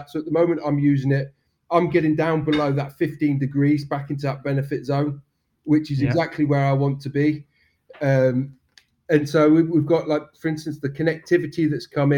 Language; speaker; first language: English; native; English